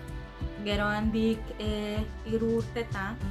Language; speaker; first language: Basque; non-native, fluent; Arabic